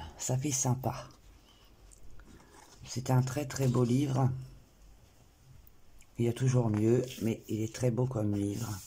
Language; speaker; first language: French; native; French